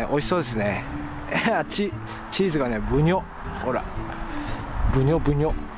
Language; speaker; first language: Japanese; native; Japanese